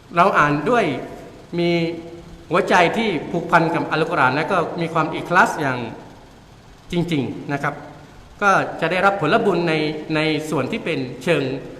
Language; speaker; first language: Thai; non-native, local second language; Malay